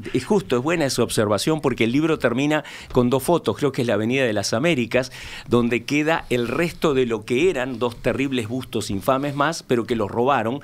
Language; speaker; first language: Spanish; native; Spanish